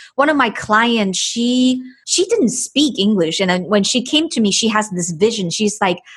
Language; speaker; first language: English; non-native, fluent; Chinese